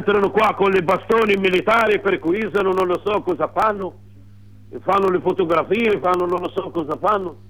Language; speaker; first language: Italian; non-native, learner; Arabic